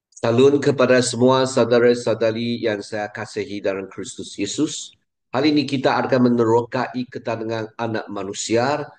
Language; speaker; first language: Malay; non-native, local second language; Chinese